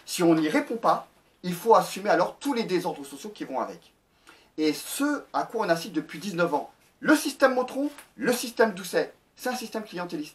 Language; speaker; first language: French; native; French